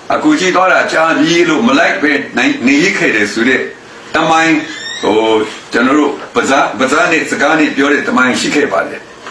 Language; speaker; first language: Burmese; non-native, local second language; Kachin